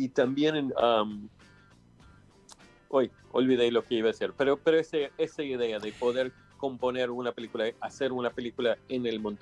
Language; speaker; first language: Spanish; non-native, fluent; English